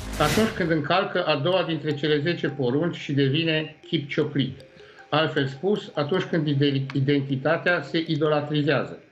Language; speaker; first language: Romanian; native; Romanian